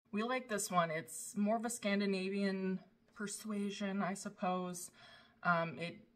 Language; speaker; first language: English; native; English